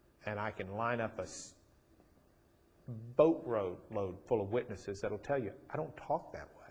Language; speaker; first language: English; native; English